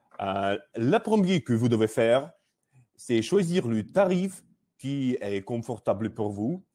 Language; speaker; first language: French; non-native, learner; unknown